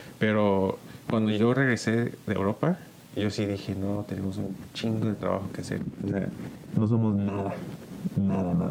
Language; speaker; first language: Spanish; early bilingual, heritage; Spanish